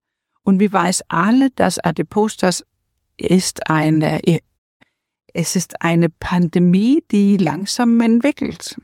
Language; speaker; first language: German; non-native, learner; Danish